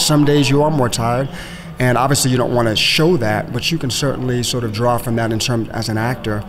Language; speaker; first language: English; native; English